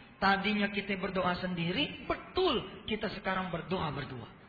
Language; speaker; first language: Indonesian; native; Indonesian